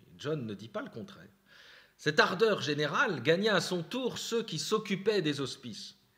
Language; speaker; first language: French; native; French